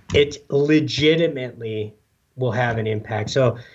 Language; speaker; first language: English; native; English